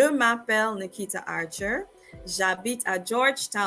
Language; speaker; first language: French; non-native, fluent; English